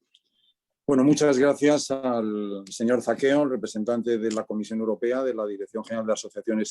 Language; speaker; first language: Spanish; native; Spanish